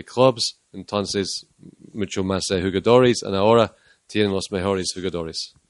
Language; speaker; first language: Spanish; non-native, learner; English